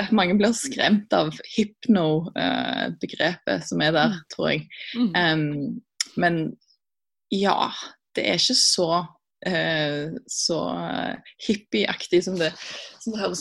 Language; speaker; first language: Norwegian; native; Norwegian